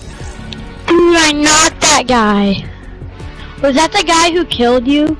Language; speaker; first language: English; native; English